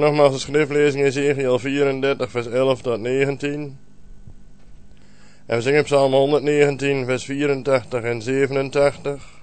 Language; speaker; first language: Dutch; native; Dutch